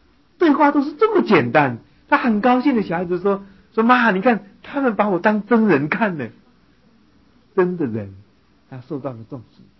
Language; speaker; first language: Chinese; native; Chinese